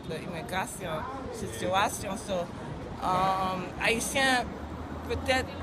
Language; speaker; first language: Haitian Creole; early bilingual, heritage; English